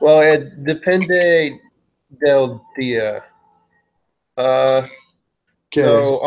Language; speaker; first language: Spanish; non-native, learner; English